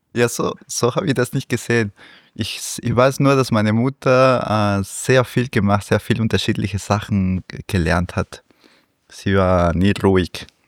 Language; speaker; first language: German; early bilingual, other home language; Spanish